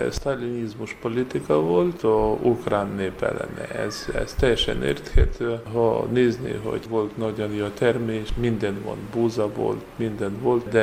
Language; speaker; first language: Hungarian; non-native, learner; Ukrainian